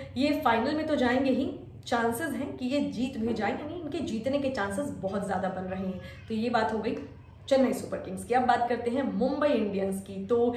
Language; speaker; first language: Hindi; native; Hindi